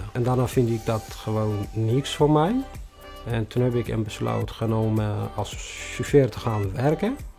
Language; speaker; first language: Dutch; non-native, fluent; Tigrinya